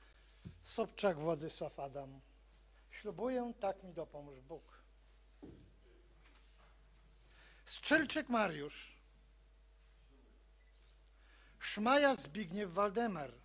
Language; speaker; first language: Polish; native; Polish